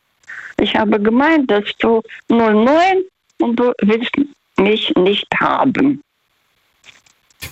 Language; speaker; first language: German; non-native, learner; Russian